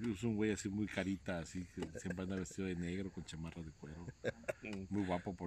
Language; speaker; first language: Spanish; native; Spanish